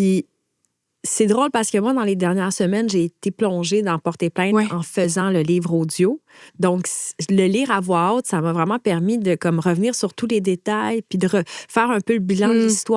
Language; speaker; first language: French; native; French